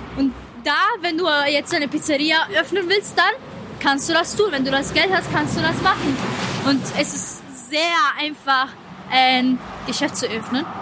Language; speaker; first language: German; non-native, fluent; Italian